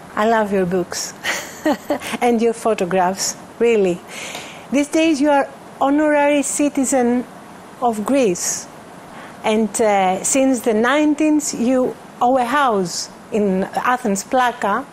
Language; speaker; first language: English; non-native, fluent; Greek